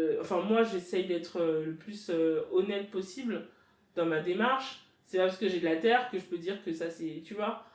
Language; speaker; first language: French; early bilingual, other home language; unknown